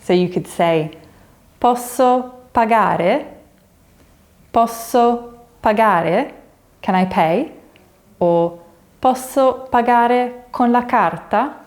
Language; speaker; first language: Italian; non-native, fluent; English